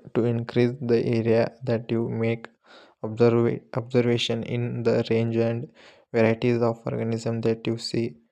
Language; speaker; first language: English; non-native, local second language; Kannada